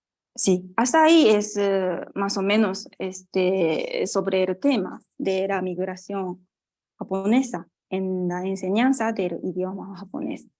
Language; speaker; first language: Spanish; non-native, fluent; Japanese